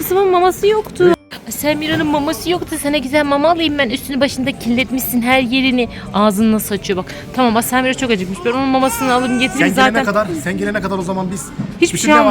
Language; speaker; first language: Turkish; native; Turkish